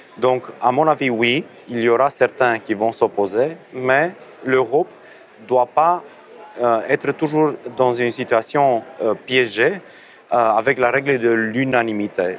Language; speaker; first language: French; non-native, fluent; Romanian